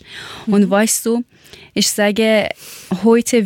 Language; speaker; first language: German; non-native, learner; Persian